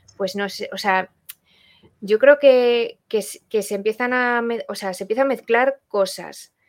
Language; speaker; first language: Spanish; non-native, learner; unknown